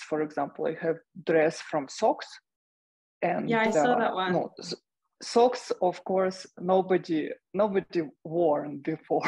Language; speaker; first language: English; non-native, fluent; Russian